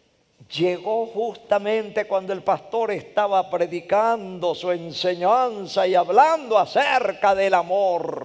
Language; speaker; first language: Spanish; native; Spanish